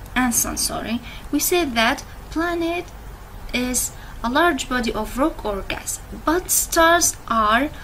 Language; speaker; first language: English; non-native, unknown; Central Kurdish